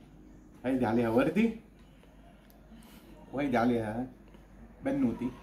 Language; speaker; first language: Arabic; native; Arabic